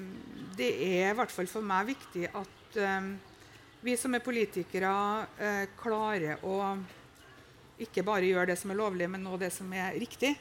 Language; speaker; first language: Norwegian; native; Norwegian